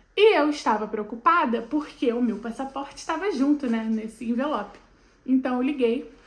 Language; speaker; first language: Portuguese; native; Portuguese